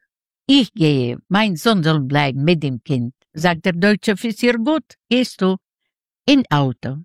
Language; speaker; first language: German; non-native, learner; Yiddish